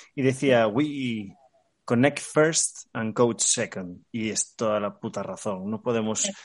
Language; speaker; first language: Spanish; native; Spanish